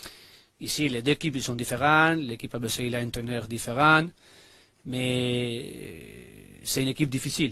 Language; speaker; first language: French; non-native, learner; Spanish